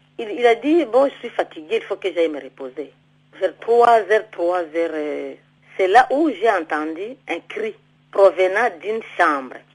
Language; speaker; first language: French; non-native, local second language; Swahili